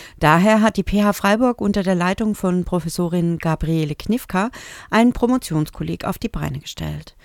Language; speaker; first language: German; native; German